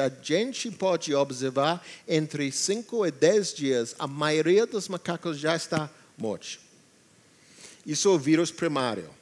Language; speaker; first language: Portuguese; non-native, learner; English